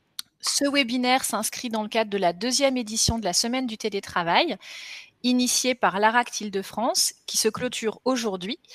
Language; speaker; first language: French; native; French